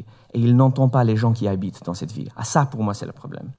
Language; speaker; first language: French; non-native, fluent; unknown